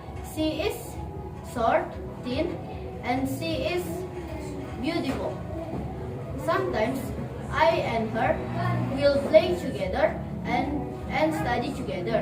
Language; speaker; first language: English; non-native, learner; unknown